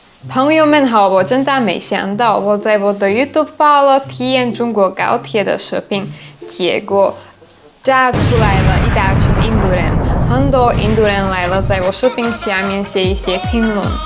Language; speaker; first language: Chinese; non-native, fluent; Slovak